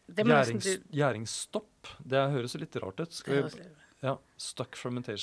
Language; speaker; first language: Norwegian; native; Norwegian